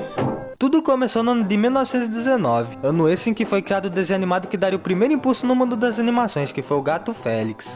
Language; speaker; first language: Portuguese; native; Portuguese